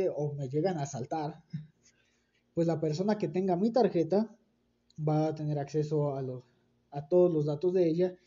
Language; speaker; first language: Spanish; native; Spanish